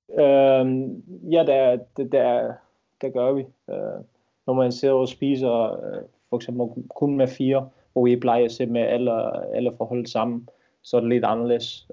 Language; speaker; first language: Danish; non-native, fluent; Dutch